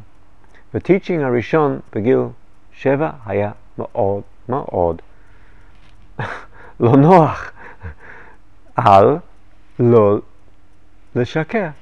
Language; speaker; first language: Hebrew; non-native, fluent; English